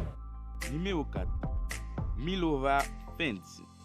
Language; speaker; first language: French; non-native, local second language; Haitian Creole